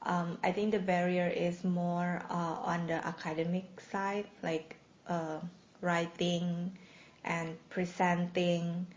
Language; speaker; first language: English; non-native, fluent; Indonesian